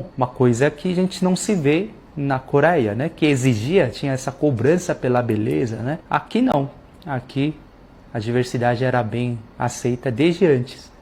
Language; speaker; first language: Portuguese; early bilingual, other home language; Korean